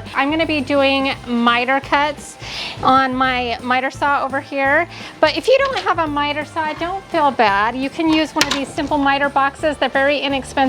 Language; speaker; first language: English; native; English